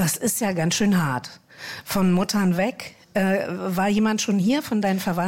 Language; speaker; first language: German; native; German